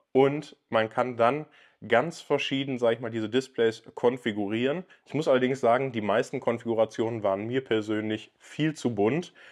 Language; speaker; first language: German; native; German